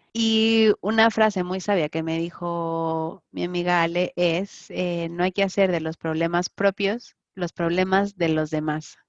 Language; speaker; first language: Spanish; native; Spanish